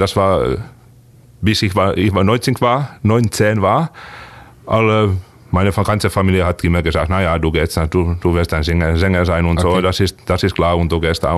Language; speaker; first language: German; non-native, fluent; Finnish